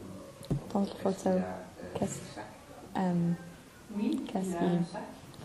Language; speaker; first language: French; non-native, learner; English